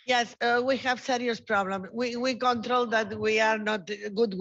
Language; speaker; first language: English; non-native, learner; Spanish